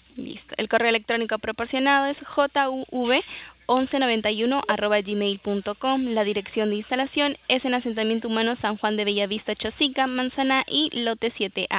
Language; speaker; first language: Spanish; native; Spanish